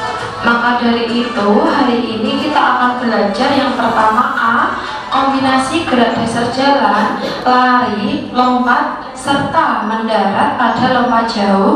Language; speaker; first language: Indonesian; native; Indonesian